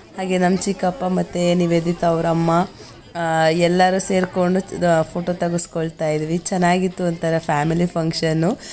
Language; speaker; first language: Kannada; native; Kannada